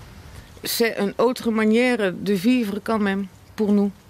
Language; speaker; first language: French; non-native, learner; Dutch